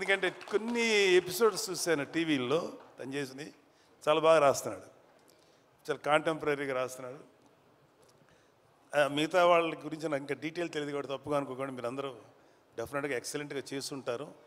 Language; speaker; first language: Telugu; native; Telugu